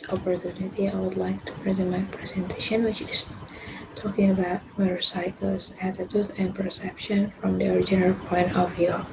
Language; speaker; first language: English; non-native, learner; Indonesian